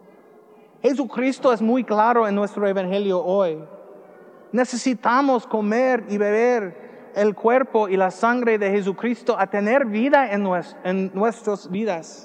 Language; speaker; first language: Spanish; non-native, learner; English